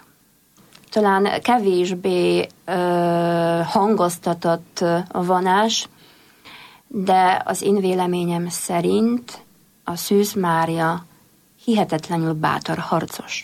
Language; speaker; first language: Hungarian; non-native, fluent; Polish